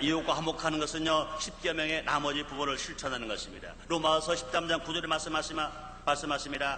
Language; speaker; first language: Korean; native; Korean